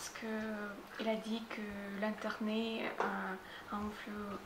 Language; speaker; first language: French; non-native, learner; Russian